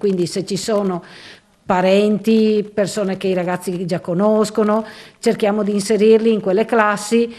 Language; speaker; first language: Italian; native; Italian